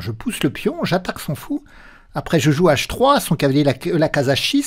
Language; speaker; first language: French; native; French